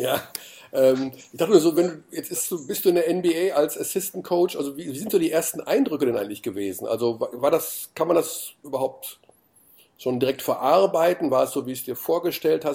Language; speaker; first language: German; native; German